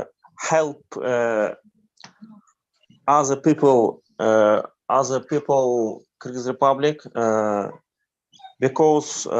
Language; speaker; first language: English; non-native, learner; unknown